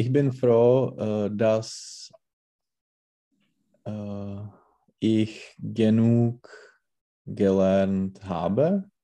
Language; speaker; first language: German; non-native, learner; Czech